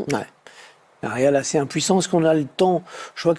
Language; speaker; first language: French; native; French